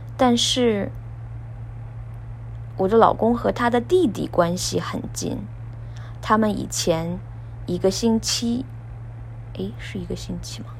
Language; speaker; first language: Chinese; non-native, learner; English